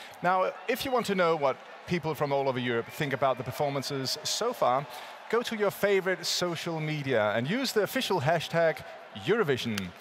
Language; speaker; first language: English; non-native, fluent; Danish